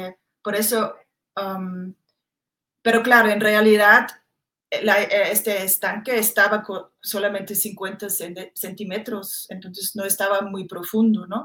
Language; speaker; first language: Spanish; non-native, fluent; German